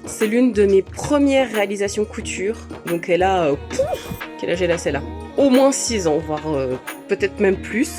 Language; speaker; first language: French; native; French